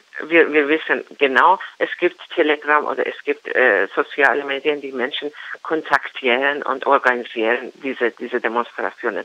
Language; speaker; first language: German; non-native, learner; Persian